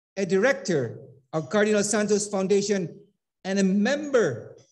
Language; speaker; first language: English; non-native, local second language; Filipino